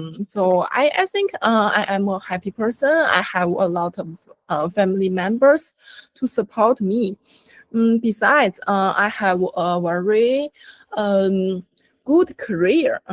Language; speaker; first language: English; non-native, learner; Chinese